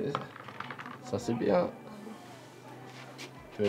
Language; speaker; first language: French; non-native, learner; English